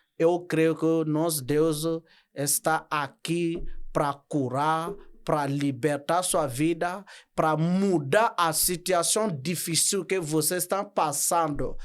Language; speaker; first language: Portuguese; non-native, learner; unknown